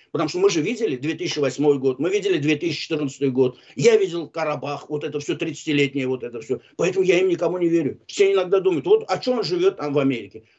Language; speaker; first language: Russian; non-native, local second language; Azerbaijani